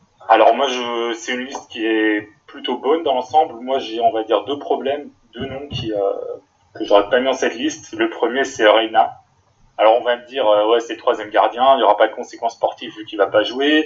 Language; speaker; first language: French; native; French